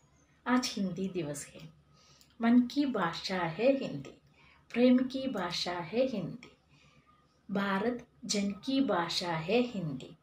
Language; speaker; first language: Hindi; non-native, local second language; Malayalam